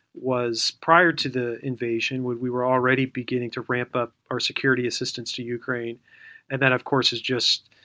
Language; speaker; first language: English; native; English